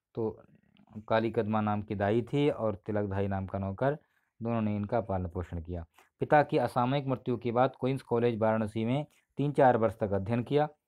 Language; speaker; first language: Hindi; native; Hindi